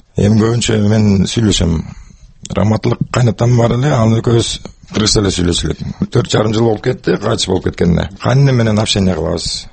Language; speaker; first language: Kyrgyz; non-native, local second language; Russian